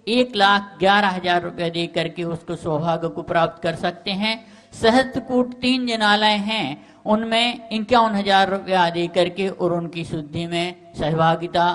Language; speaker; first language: Hindi; native; Hindi